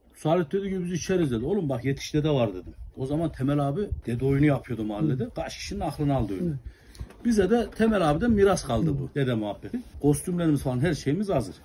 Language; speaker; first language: Turkish; native; Turkish